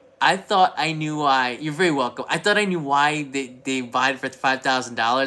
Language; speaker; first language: English; native; English